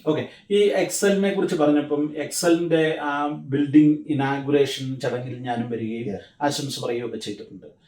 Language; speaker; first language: Malayalam; native; Malayalam